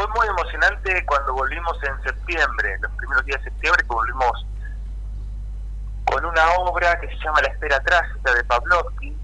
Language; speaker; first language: Spanish; native; Spanish